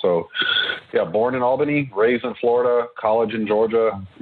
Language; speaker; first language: English; native; English